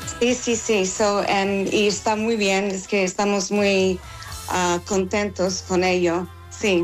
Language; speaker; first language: Spanish; non-native, learner; English